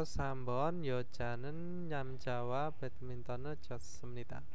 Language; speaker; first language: Korean; non-native, fluent; Indonesian